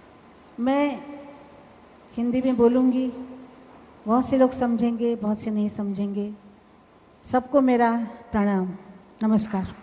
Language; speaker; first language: Hindi; non-native, local second language; Marathi